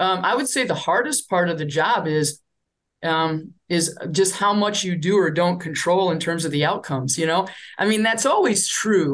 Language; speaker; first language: English; native; English